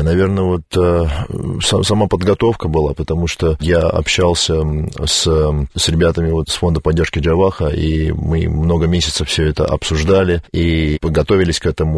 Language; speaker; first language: Russian; native; Russian